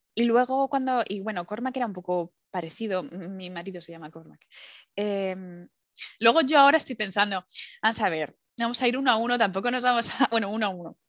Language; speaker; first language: Spanish; native; Spanish